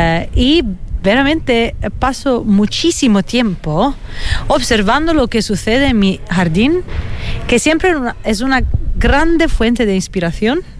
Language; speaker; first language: Spanish; non-native, fluent; Italian